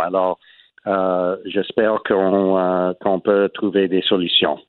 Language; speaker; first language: French; non-native, learner; English